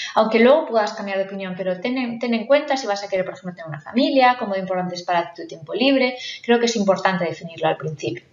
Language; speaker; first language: Spanish; native; Spanish